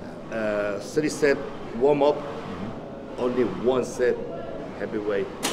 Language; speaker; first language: English; non-native, learner; Korean